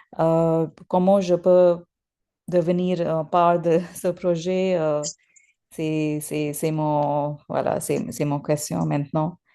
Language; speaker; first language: French; non-native, learner; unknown